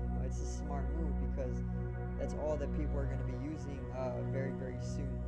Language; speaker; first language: English; native; English